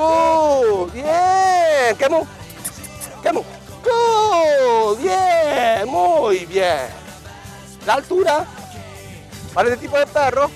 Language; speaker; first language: Spanish; native; Spanish